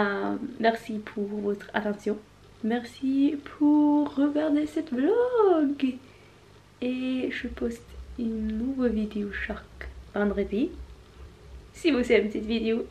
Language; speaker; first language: French; non-native, learner; Norwegian